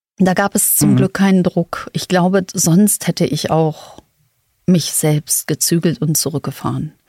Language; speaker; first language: German; native; German